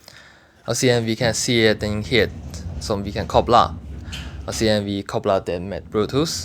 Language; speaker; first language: Swedish; non-native, learner; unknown